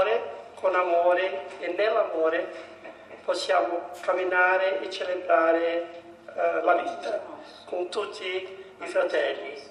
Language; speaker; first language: Italian; non-native, learner; Portuguese